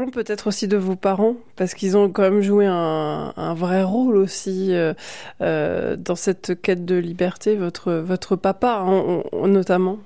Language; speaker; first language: French; native; French